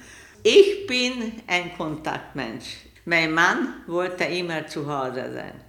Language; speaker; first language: German; non-native, learner; Hungarian